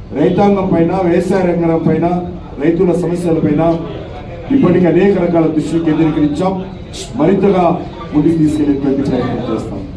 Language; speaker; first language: Telugu; native; Telugu